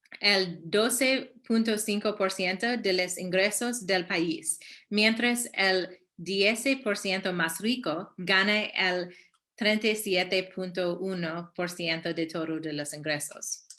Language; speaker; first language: Spanish; early bilingual, heritage; Spanish